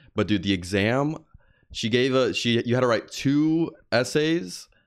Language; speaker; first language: English; early bilingual, other home language; Spanish